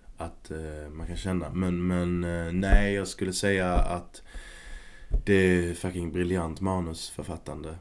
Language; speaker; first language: Swedish; early bilingual, other home language; Arabic